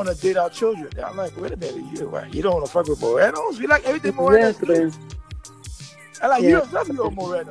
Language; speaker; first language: English; early bilingual, other home language; Haitian Creole